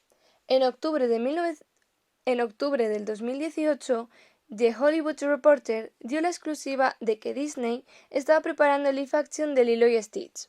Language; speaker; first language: Spanish; native; Spanish